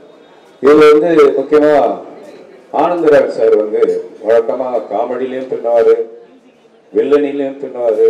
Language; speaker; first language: Tamil; native; Tamil